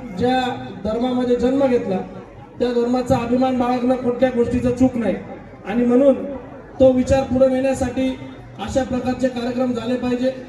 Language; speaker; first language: Marathi; native; Marathi